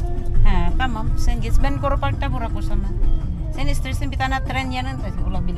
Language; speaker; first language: Turkish; non-native, learner; Filipino